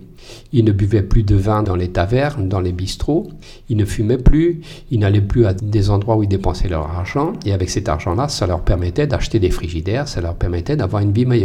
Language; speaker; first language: French; non-native, fluent; Portuguese